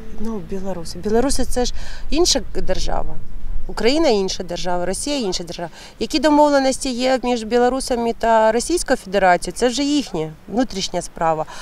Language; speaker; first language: Ukrainian; native; Ukrainian